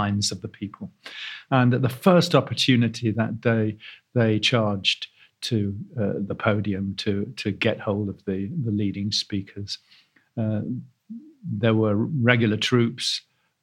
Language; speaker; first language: English; native; English